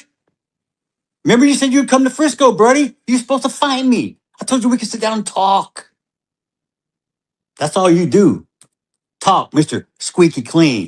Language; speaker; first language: English; native; English